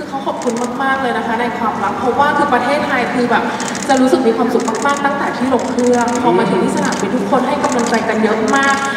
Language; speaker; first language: Thai; native; Thai